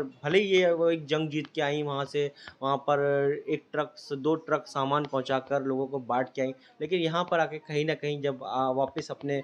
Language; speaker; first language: Hindi; native; Hindi